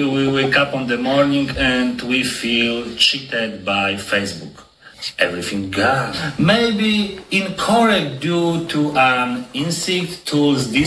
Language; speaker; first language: English; non-native, learner; Polish